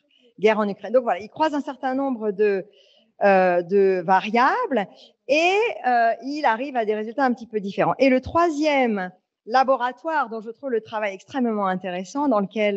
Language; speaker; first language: French; native; French